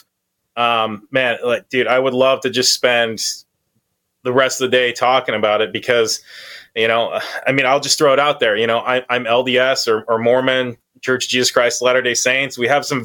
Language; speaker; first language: English; native; English